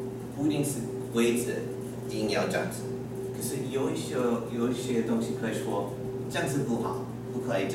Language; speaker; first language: Chinese; non-native, fluent; English